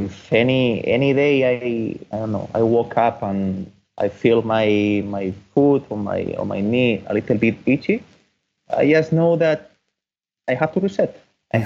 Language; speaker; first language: English; non-native, fluent; Spanish